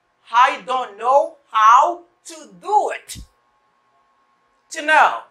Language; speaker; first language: English; non-native, fluent; Haitian Creole